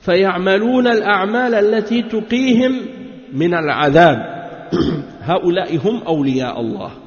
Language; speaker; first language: Arabic; non-native, fluent; French